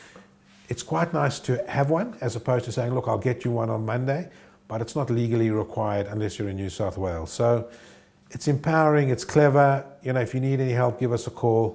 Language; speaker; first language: English; native; English